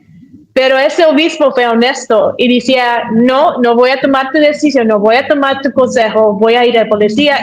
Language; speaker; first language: Spanish; early bilingual, heritage; Spanish